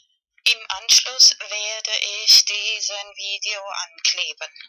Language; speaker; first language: German; non-native, fluent; Spanish